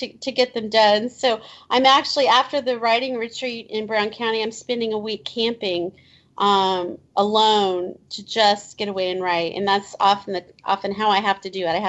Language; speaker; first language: English; native; English